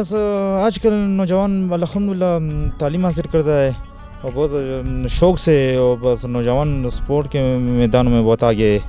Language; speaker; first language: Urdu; non-native, local second language; Pashto